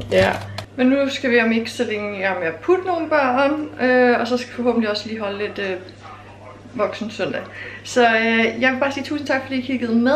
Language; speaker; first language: Danish; native; Danish